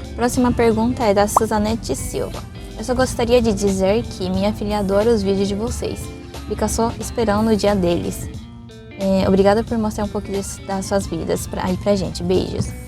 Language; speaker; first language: Portuguese; early bilingual, other home language; Japanese